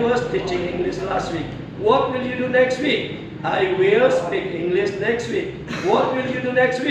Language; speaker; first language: English; non-native, fluent; Indonesian